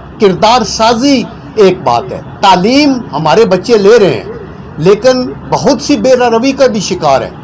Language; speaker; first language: Urdu; non-native, local second language; Punjabi